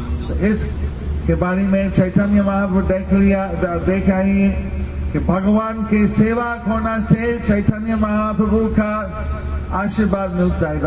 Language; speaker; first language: Hindi; non-native, learner; English